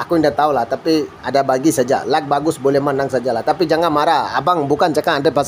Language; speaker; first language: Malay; non-native, learner; Bangla